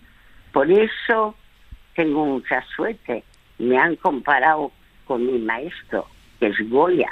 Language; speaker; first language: Spanish; early bilingual, other home language; French